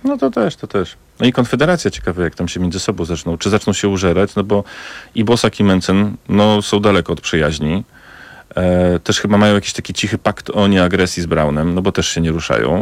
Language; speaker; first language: Polish; native; Polish